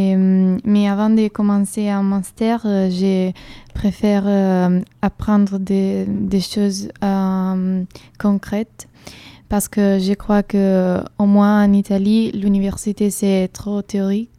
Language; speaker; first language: French; non-native, fluent; Italian